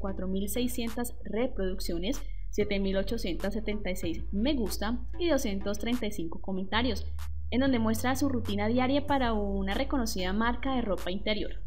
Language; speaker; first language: Spanish; native; Spanish